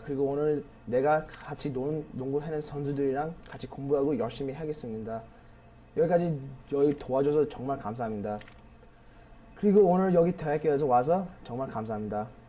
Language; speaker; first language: Korean; early bilingual, heritage; Korean